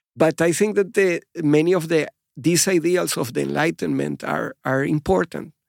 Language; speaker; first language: English; non-native, fluent; Spanish